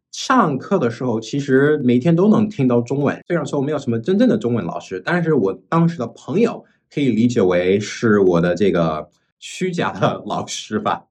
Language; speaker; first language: Chinese; non-native, fluent; English